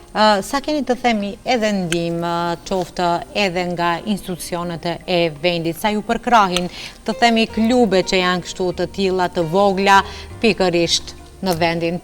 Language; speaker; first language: Albanian; native; Albanian